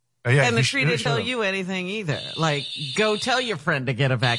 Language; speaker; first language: English; native; English